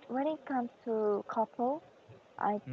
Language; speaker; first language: English; non-native, learner; Korean